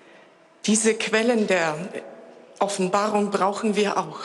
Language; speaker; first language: German; non-native, fluent; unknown